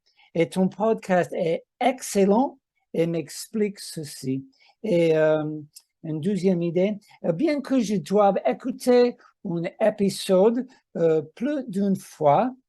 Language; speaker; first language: French; non-native, fluent; English